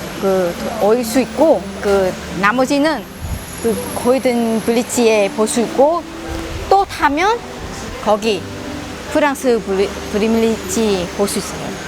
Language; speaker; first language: Korean; non-native, learner; Vietnamese